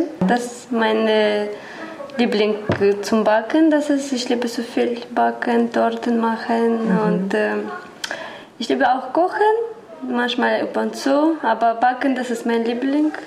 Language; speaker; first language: German; non-native, learner; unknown